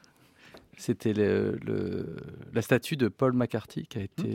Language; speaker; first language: French; native; French